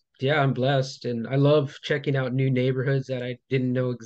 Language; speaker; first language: English; native; English